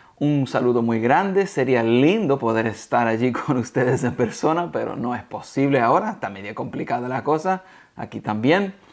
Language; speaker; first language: Spanish; early bilingual, heritage; Spanish